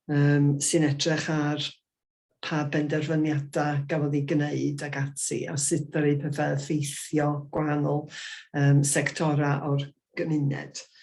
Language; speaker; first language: Welsh; native; Welsh